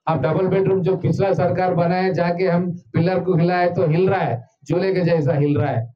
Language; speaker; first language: Hindi; non-native, local second language; Telugu